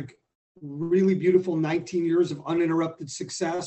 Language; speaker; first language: English; native; English